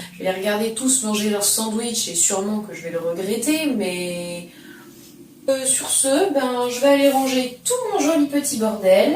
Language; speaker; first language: French; native; French